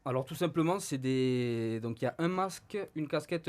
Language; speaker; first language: French; native; French